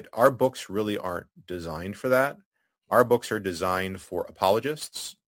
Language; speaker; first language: English; native; English